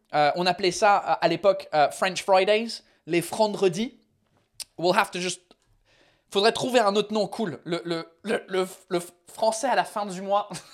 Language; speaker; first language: French; non-native, fluent; English